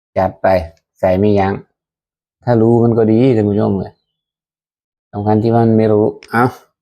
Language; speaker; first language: Thai; native; Thai